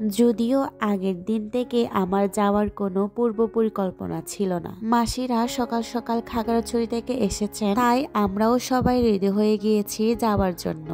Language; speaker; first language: Bangla; non-native, local second language; Chakma